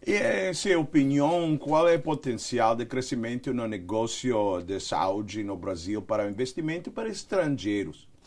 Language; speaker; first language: Portuguese; non-native, learner; Spanish